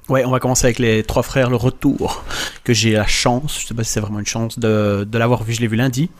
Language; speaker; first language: French; native; French